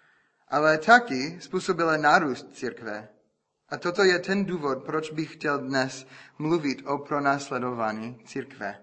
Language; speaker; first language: Czech; non-native, fluent; English